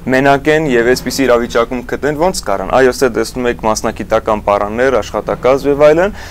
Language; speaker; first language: Armenian; early bilingual, heritage; Armenian